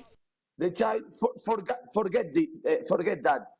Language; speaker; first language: English; non-native, learner; Spanish